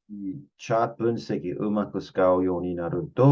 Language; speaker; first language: Japanese; non-native, fluent; English